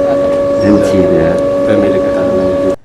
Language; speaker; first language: Indonesian; non-native, learner; French